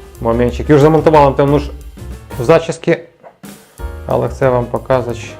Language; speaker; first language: Polish; non-native, learner; Ukrainian